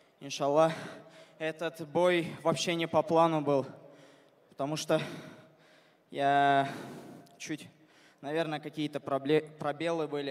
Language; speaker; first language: Russian; non-native, fluent; Azerbaijani